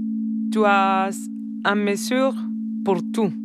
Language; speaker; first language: French; non-native, learner; Spanish